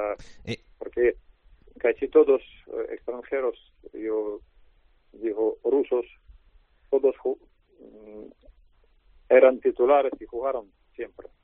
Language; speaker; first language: Spanish; non-native, learner; Russian